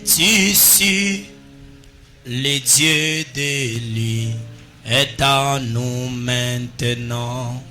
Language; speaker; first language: Haitian Creole; non-native, local second language; Lingala